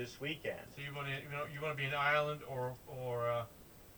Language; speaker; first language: English; native; English